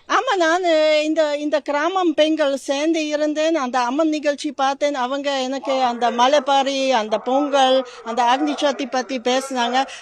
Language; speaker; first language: Tamil; non-native, learner; German